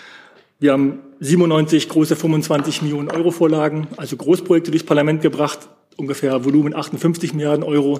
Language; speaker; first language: German; native; German